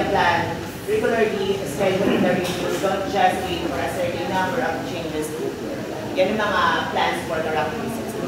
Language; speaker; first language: English; non-native, local second language; Filipino